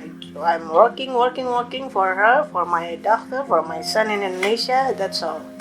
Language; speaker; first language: English; non-native, learner; Indonesian